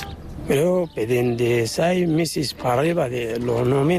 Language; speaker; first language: Spanish; non-native, learner; Arabic